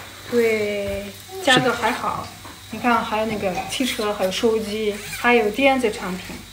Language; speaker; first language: Chinese; non-native, learner; Russian